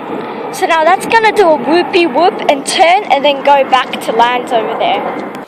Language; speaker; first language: English; native; English